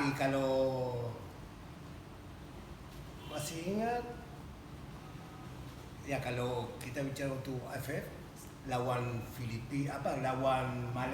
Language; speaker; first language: Indonesian; non-native, fluent; Spanish